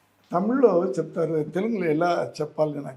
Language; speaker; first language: Telugu; non-native, learner; Tamil